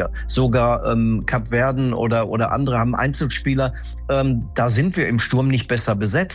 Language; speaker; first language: German; native; German